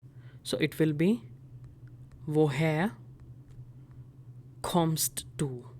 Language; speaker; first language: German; non-native, fluent; Hindi